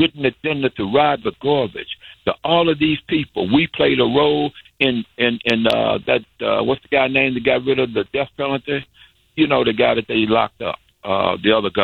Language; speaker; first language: English; native; English